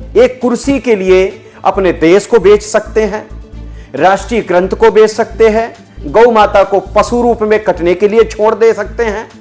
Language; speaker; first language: Hindi; native; Hindi